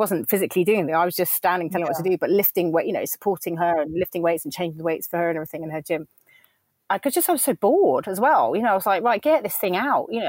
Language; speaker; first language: English; native; English